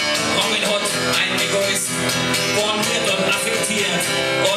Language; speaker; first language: German; native; German